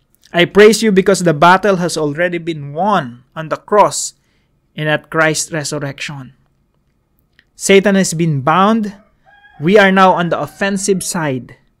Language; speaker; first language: English; non-native, local second language; Filipino